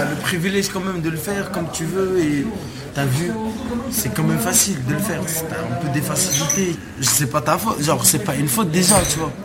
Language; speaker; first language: French; non-native, local second language; Arabic